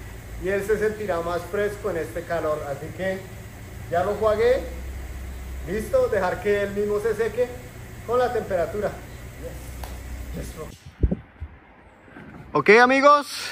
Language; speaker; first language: Spanish; native; Spanish